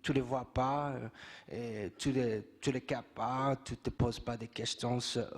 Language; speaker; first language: French; non-native, fluent; English